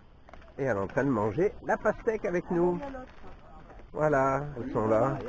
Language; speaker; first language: French; native; French